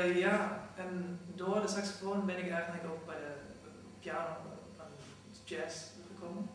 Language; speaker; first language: Dutch; non-native, fluent; German